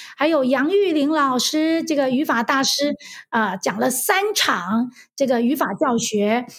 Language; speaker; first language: Chinese; native; Chinese